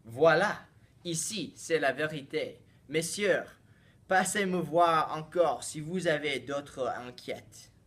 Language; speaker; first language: French; non-native, learner; English